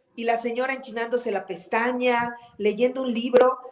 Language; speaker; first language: Spanish; native; Spanish